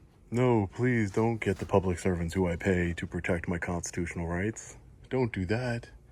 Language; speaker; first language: English; native; English